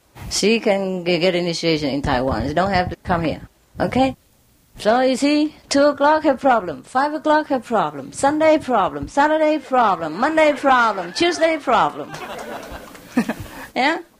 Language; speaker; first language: English; non-native, fluent; Vietnamese